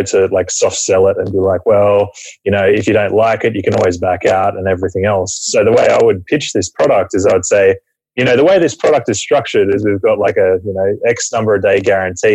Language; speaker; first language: English; native; English